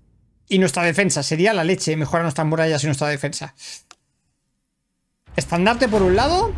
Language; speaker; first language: Spanish; native; Spanish